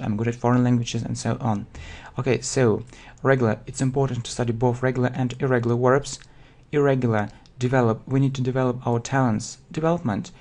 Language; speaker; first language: English; non-native, fluent; Russian